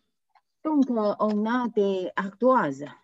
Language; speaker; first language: French; non-native, learner; Chinese